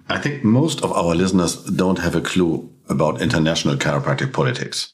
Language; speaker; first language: English; non-native, fluent; German